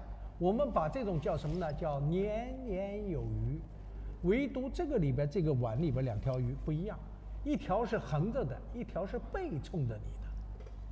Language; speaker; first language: Chinese; native; Chinese